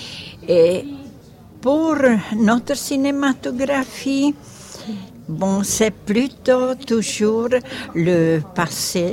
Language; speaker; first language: French; non-native, fluent; Czech